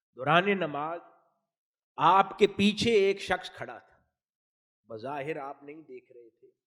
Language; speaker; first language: Urdu; native; Urdu